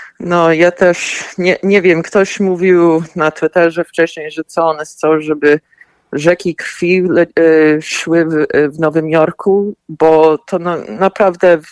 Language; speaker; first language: Polish; early bilingual, heritage; Polish